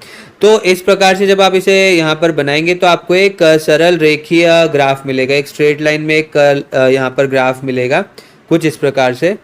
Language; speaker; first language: Hindi; native; Hindi